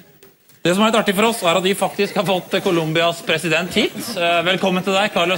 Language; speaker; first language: Norwegian; native; Norwegian